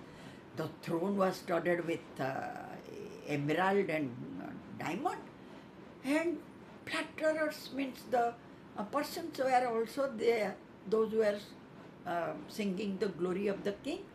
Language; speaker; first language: English; non-native, local second language; Odia